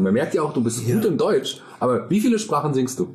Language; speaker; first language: German; native; German